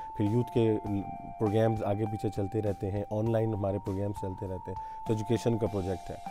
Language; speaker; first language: Urdu; non-native, local second language; Punjabi